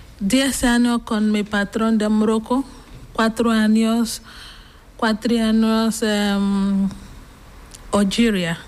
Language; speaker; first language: Spanish; non-native, learner; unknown